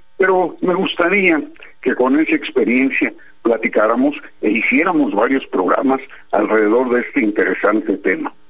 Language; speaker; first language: Spanish; native; Spanish